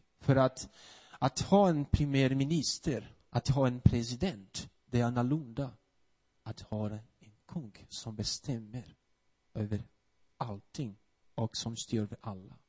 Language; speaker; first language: Swedish; non-native, fluent; Portuguese